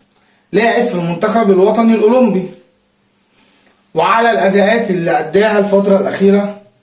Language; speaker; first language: Arabic; native; Arabic